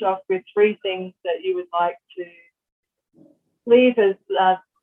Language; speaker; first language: English; native; English